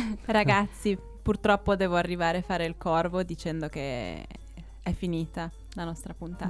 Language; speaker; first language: Italian; native; Italian